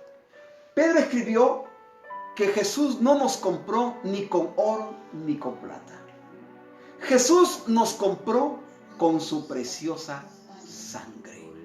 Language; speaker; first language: Spanish; native; Spanish